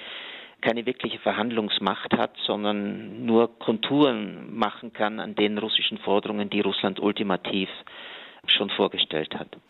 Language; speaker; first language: German; native; German